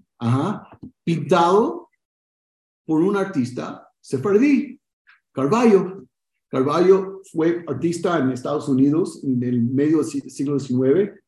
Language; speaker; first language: Spanish; early bilingual, heritage; Spanish